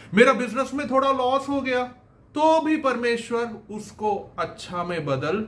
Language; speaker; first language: Hindi; native; Hindi